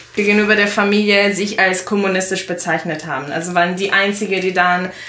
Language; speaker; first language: German; non-native, fluent; Italian